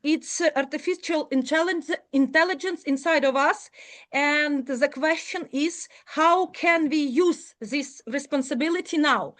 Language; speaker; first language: English; non-native, learner; Ukrainian